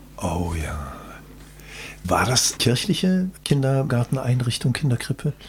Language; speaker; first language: German; native; German